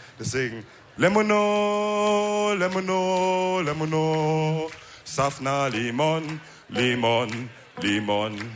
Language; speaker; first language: German; early bilingual, other home language; Wolof